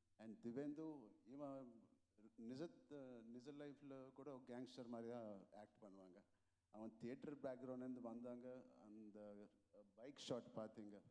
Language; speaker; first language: Tamil; non-native, local second language; Telugu